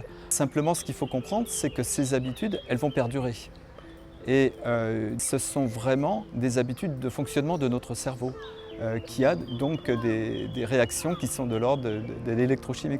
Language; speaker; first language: French; native; French